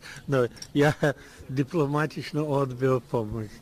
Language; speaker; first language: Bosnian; non-native, learner; Russian